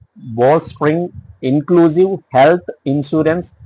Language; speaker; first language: English; non-native, local second language; Telugu